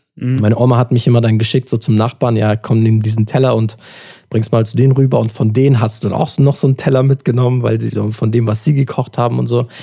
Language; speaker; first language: German; early bilingual, other home language; Turkish